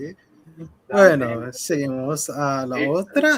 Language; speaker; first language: Spanish; non-native, fluent; Hindi